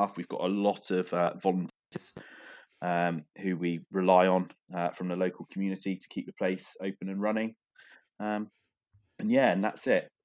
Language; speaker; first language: English; native; English